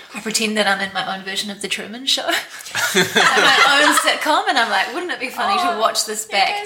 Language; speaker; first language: English; native; English